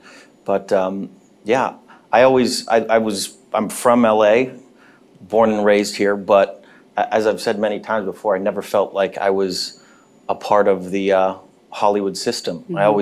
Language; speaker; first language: English; native; English